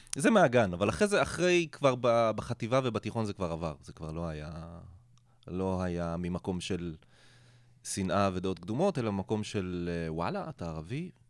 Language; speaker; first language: Hebrew; non-native, local second language; Arabic